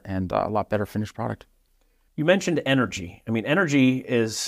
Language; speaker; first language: English; native; English